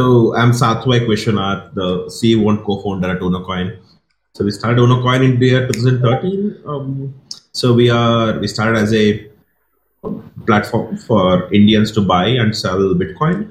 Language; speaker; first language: English; non-native, local second language; Kannada